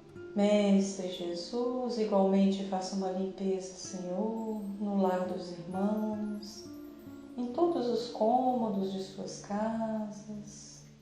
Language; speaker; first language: Portuguese; native; Portuguese